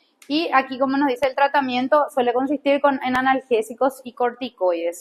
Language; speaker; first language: Spanish; native; Spanish